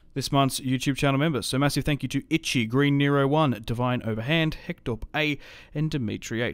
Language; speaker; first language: English; native; English